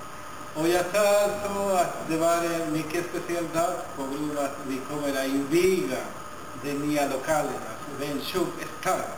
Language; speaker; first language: Swedish; non-native, fluent; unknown